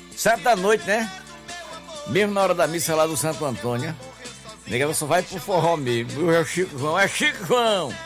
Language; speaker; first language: Portuguese; native; Portuguese